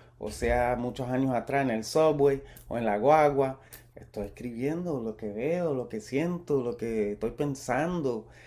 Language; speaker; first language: Spanish; early bilingual, heritage; Spanish